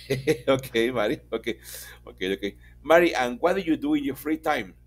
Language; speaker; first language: English; non-native, fluent; Spanish